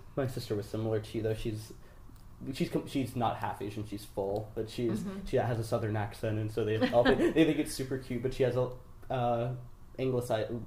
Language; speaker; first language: English; native; English